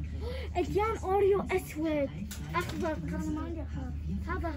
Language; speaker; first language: Arabic; early bilingual, heritage; Arabic